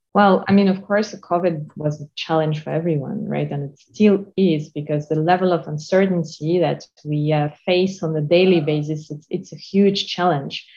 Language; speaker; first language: English; non-native, fluent; Russian